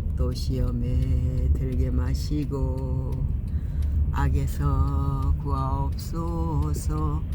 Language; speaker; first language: Korean; native; Korean